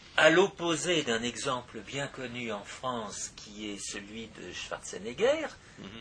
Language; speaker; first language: French; native; French